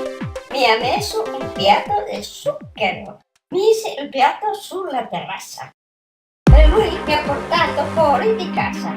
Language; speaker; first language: Italian; non-native, learner; Catalan